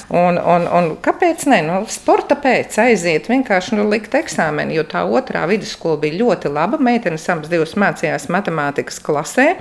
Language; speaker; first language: Latvian; native; Latvian